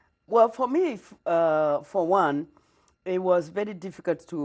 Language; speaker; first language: English; non-native, local second language; Kikuyu